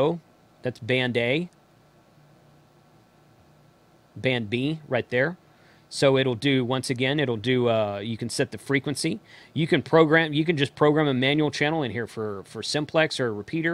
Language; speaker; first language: English; native; English